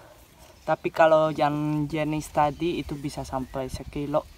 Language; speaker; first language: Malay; non-native, fluent; Spanish